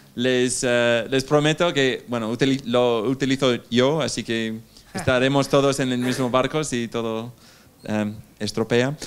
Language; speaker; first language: Spanish; non-native, fluent; English